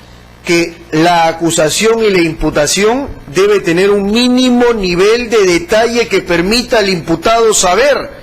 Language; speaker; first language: Spanish; native; Spanish